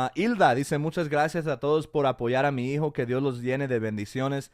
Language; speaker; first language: Spanish; early bilingual, heritage; Spanish